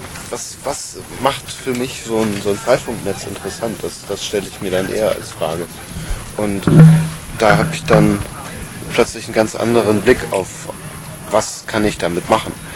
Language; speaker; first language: German; native; German